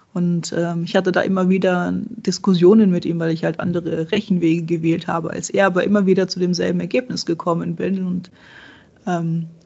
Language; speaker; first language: German; early bilingual, other home language; Czech